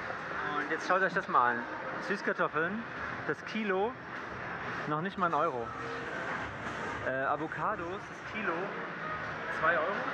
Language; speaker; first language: German; native; German